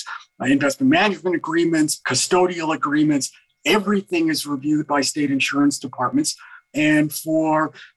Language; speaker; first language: English; native; English